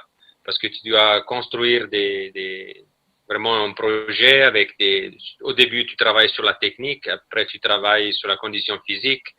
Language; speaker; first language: French; non-native, fluent; Italian